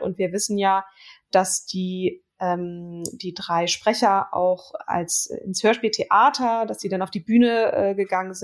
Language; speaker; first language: German; native; German